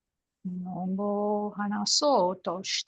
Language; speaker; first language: Japanese; non-native, learner; English